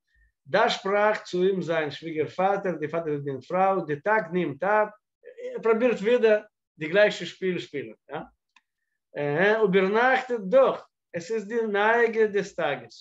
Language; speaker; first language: German; non-native, fluent; Russian